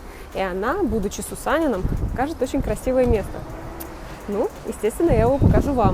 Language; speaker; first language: Russian; native; Russian